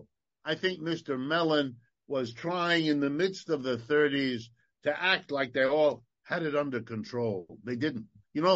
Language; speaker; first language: English; native; English